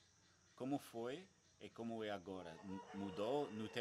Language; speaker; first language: Portuguese; non-native, learner; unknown